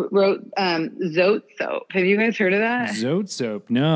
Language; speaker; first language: English; native; English